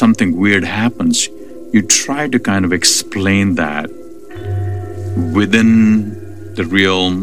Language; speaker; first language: English; non-native, local second language; Urdu